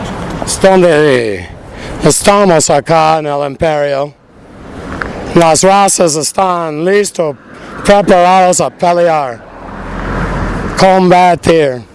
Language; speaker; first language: Spanish; non-native, fluent; English